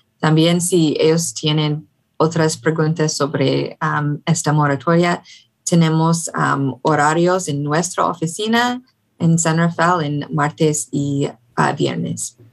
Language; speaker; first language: Spanish; non-native, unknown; English